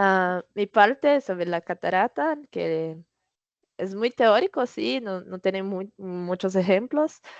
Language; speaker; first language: Spanish; non-native, learner; Portuguese